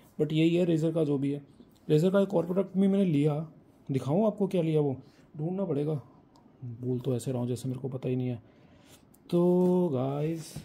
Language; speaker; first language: Hindi; non-native, local second language; Punjabi